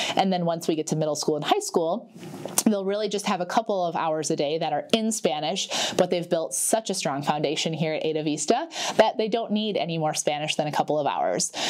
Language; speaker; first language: English; native; English